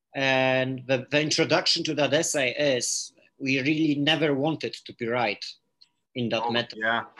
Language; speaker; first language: English; non-native, fluent; Polish